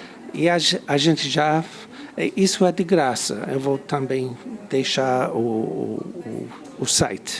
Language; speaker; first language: Portuguese; non-native, fluent; English